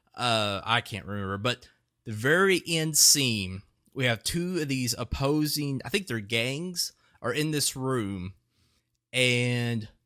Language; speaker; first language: English; native; English